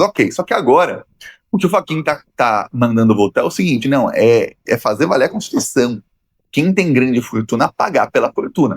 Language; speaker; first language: Portuguese; native; Portuguese